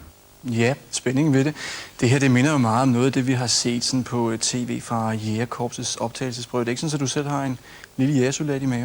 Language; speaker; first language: Danish; native; Danish